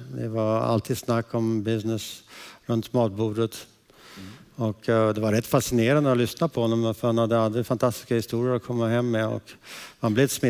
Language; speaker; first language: Swedish; early bilingual, heritage; Swedish